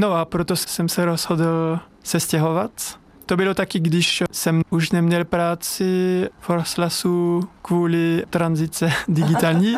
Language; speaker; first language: Czech; non-native, fluent; French